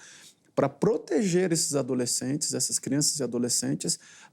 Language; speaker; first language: Portuguese; native; Portuguese